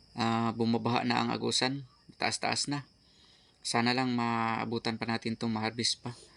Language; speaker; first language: Filipino; non-native, local second language; Cebuano